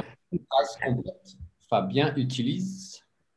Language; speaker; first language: French; non-native, learner; English